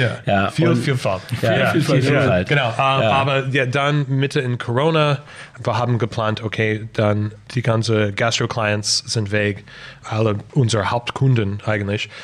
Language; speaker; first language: German; non-native, fluent; English